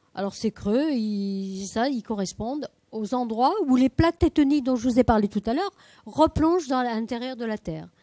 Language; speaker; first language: French; native; French